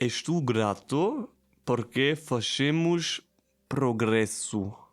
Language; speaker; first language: Portuguese; non-native, learner; German